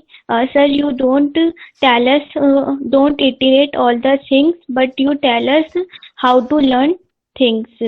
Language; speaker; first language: English; non-native, learner; Hindi